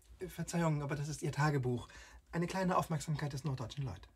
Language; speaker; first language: German; native; German